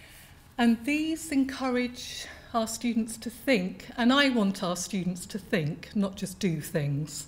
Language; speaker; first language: English; native; English